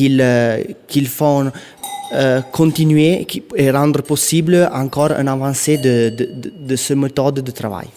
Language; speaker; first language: French; non-native, local second language; Italian